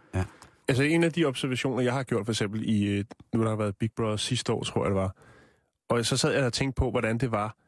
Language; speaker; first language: Danish; native; Danish